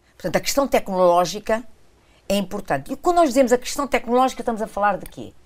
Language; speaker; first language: Portuguese; non-native, local second language; Kabuverdianu